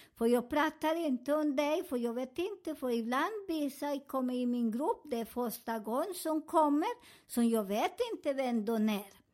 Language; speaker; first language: Swedish; non-native, fluent; Spanish